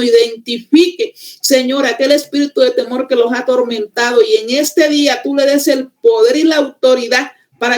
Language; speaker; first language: Spanish; native; Spanish